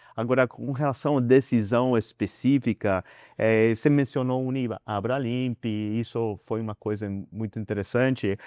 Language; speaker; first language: Portuguese; non-native, fluent; English